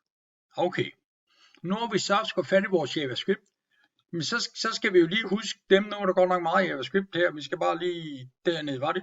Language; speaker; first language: Danish; native; Danish